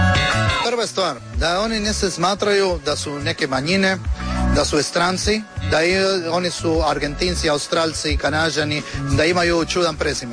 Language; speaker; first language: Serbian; non-native, learner; Spanish